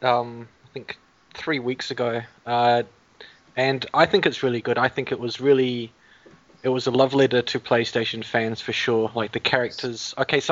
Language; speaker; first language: English; native; English